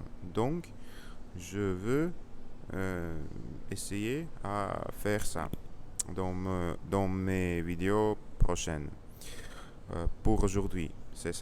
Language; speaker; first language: French; non-native, learner; Russian